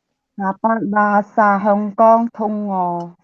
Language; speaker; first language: Indonesian; non-native, learner; Cantonese